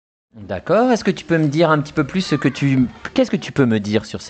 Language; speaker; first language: French; native; French